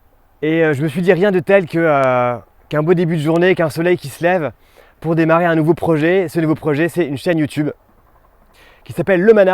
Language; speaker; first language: French; native; French